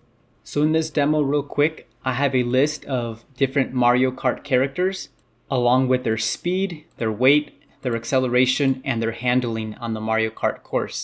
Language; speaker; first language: English; native; English